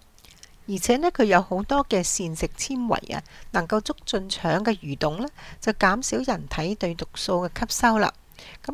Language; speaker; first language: Chinese; non-native, local second language; Cantonese